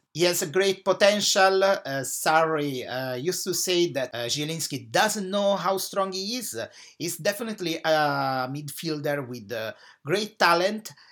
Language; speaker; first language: English; non-native, fluent; Italian